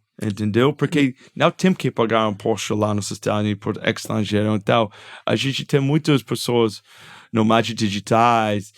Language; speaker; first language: Portuguese; non-native, fluent; English